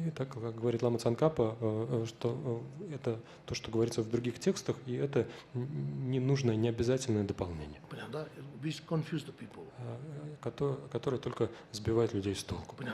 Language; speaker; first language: Russian; native; Russian